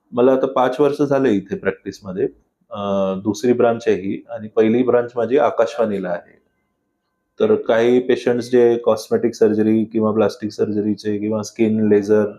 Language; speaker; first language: Marathi; native; Marathi